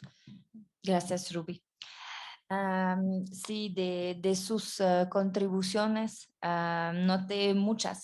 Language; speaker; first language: Spanish; non-native, fluent; French